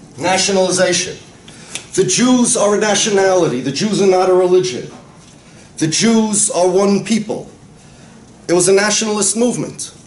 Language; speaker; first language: English; native; English